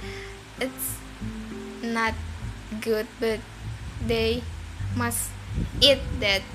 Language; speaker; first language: English; non-native, learner; Indonesian